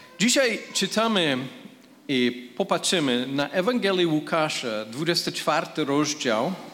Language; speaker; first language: Polish; non-native, fluent; English